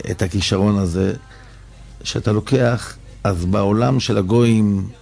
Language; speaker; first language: Hebrew; early bilingual, other home language; Yiddish